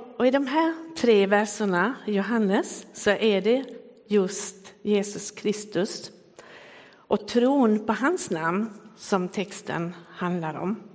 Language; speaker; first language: Swedish; native; Swedish